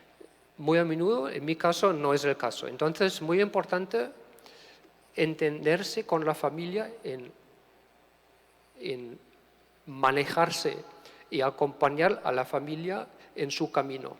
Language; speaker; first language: Spanish; non-native, fluent; German